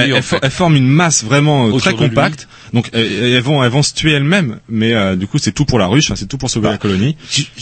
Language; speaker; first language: French; native; French